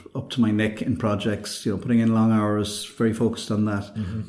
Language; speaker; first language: English; native; English